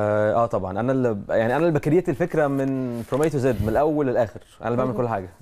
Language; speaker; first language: Arabic; native; Arabic